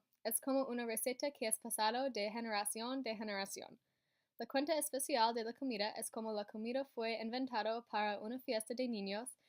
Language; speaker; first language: Spanish; non-native, learner; English